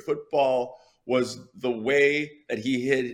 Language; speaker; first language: English; native; English